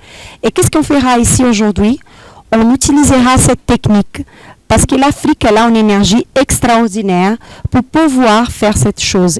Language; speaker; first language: French; non-native, fluent; Portuguese